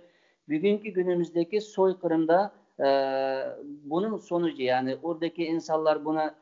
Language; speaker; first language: Turkish; non-native, fluent; Uyghur